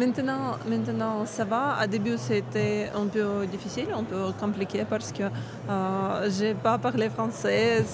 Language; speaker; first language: French; non-native, learner; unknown